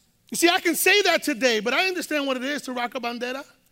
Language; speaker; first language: English; early bilingual, other home language; Spanish